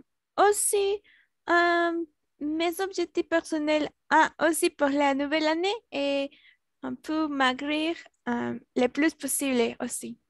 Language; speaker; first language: French; non-native, learner; Spanish